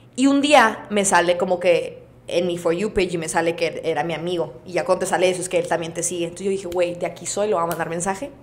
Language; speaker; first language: Spanish; native; Spanish